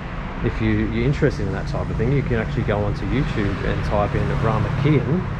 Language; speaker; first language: English; native; English